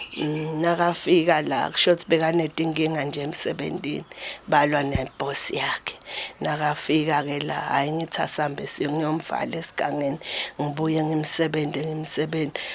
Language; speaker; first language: Zulu; non-native, local second language; Swati